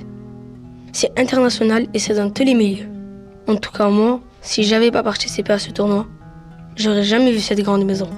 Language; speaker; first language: French; early bilingual, other home language; Arabic